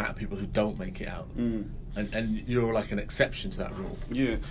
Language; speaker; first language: English; native; English